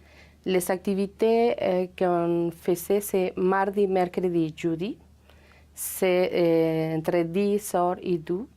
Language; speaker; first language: French; non-native, fluent; Spanish